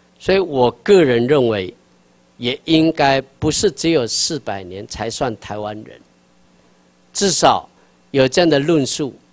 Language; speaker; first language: Chinese; non-native, local second language; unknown